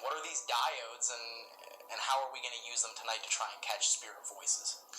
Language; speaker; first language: English; native; English